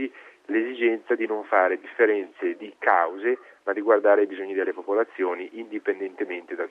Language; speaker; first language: Italian; native; Italian